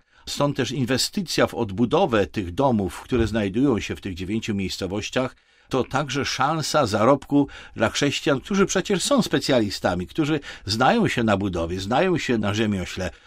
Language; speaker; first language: Polish; native; Polish